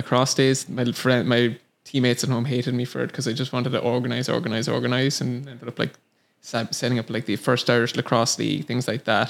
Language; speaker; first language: English; native; English